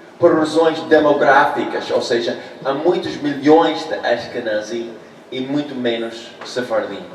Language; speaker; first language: Portuguese; non-native, fluent; English